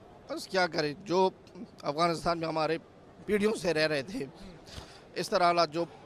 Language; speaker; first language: Hindi; non-native, fluent; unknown